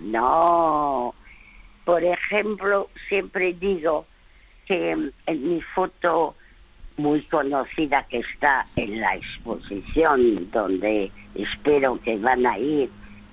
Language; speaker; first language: Spanish; early bilingual, other home language; French